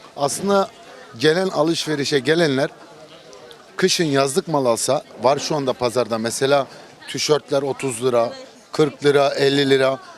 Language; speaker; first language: Turkish; native; Turkish